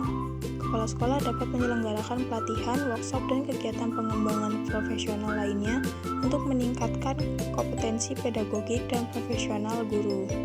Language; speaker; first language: Indonesian; native; Indonesian